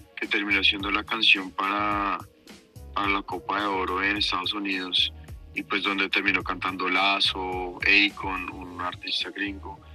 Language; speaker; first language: Spanish; native; Spanish